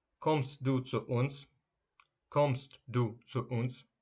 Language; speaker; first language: German; non-native, fluent; Ukrainian